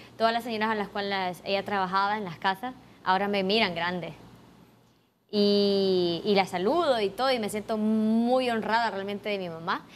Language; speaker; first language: Spanish; native; Spanish